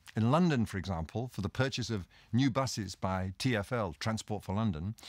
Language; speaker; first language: English; native; English